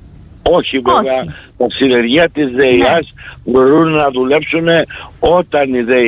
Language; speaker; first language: Greek; native; Greek